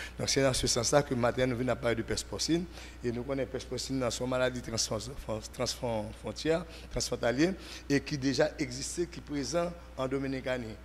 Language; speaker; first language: French; non-native, local second language; Haitian Creole